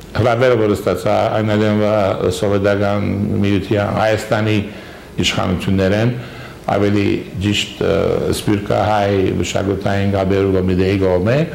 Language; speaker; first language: Armenian; early bilingual, heritage; Armenian